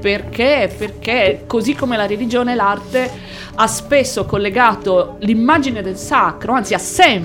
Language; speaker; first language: Italian; native; Italian